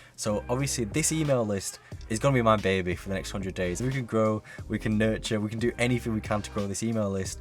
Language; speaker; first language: English; native; English